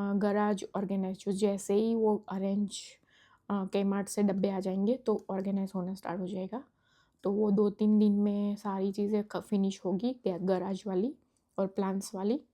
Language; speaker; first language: Hindi; non-native, local second language; Gujarati